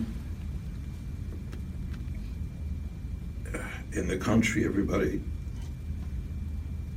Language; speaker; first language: English; non-native, fluent; Hebrew